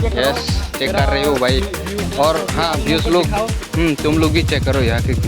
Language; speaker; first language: Hindi; non-native, local second language; Kok Borok